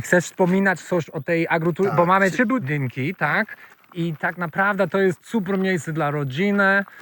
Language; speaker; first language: Polish; non-native, learner; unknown